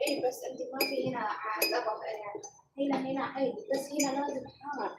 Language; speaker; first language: Arabic; non-native, learner; Tigrinya